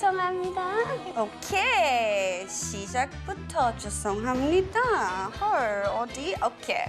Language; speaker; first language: Korean; non-native, learner; English